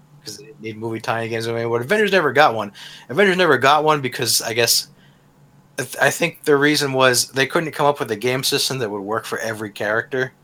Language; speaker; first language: English; native; English